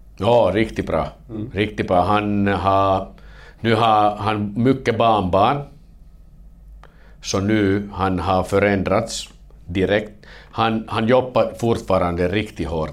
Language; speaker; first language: Swedish; non-native, local second language; Finnish